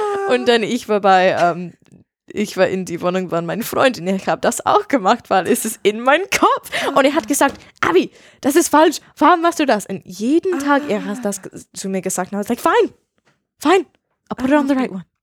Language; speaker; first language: German; non-native, learner; English